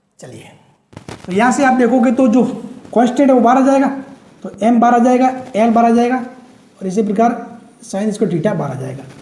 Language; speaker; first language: Hindi; native; Hindi